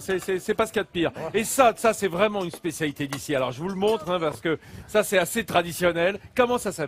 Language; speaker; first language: French; native; French